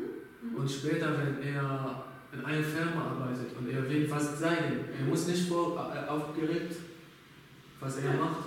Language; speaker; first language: German; non-native, learner; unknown